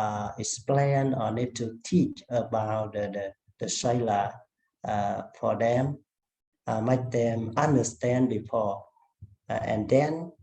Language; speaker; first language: English; non-native, learner; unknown